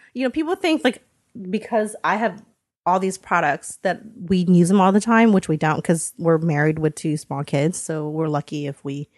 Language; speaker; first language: English; native; English